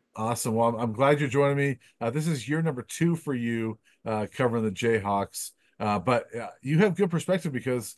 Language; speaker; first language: English; native; English